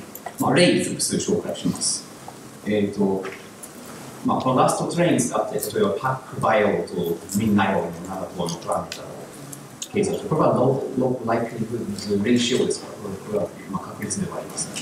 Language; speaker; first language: Japanese; non-native, learner; English